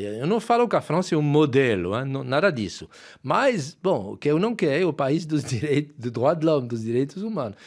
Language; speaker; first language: Portuguese; non-native, fluent; French